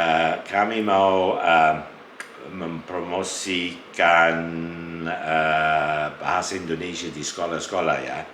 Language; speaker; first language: Indonesian; non-native, fluent; English